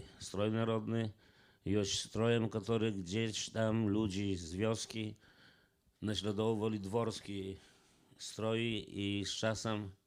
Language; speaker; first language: Polish; non-native, local second language; Belarusian